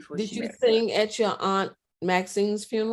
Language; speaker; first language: English; native; English